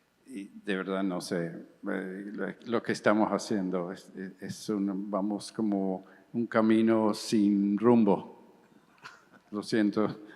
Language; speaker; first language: Spanish; early bilingual, heritage; English